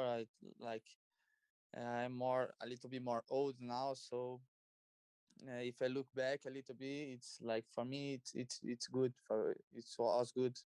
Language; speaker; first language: English; non-native, learner; Portuguese